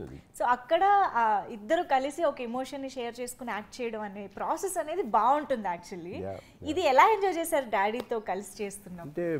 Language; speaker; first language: Telugu; native; Telugu